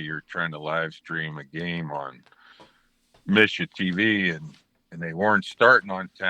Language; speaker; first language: English; native; English